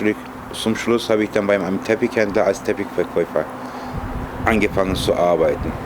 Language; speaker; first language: German; non-native, fluent; Turkish